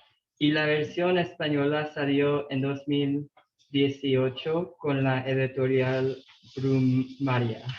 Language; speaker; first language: Spanish; non-native, learner; English